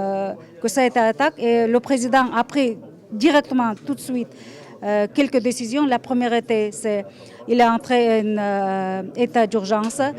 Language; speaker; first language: French; non-native, fluent; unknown